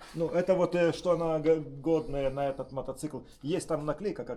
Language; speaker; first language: Russian; non-native, learner; Lithuanian